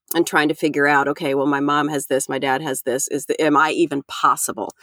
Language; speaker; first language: English; native; English